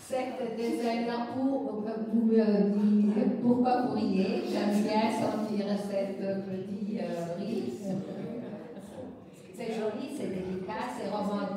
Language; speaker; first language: French; non-native, fluent; Italian